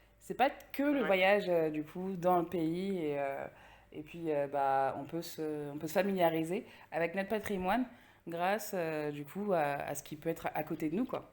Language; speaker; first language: French; native; French